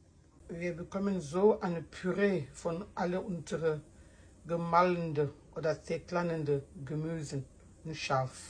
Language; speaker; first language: German; non-native, fluent; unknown